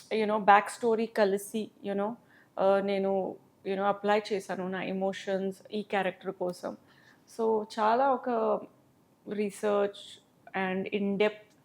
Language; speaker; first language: Telugu; non-native, learner; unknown